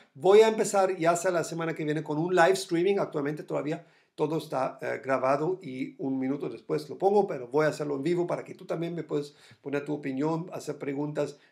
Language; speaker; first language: Spanish; non-native, fluent; German